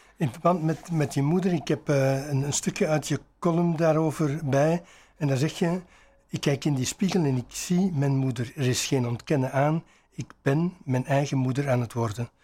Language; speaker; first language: Dutch; native; Dutch